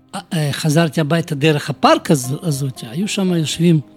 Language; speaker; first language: Hebrew; non-native, fluent; Romanian